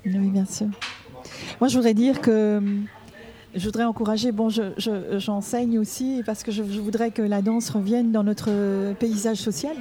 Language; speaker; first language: French; native; French